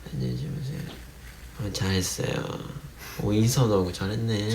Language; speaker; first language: Korean; non-native, fluent; Japanese